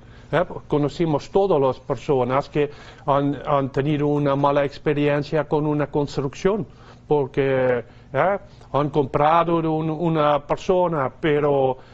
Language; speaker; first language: Spanish; non-native, fluent; Dutch